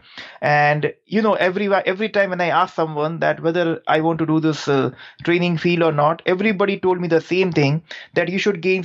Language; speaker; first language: English; non-native, local second language; Gujarati